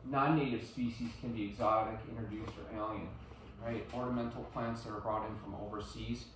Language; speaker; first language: English; native; English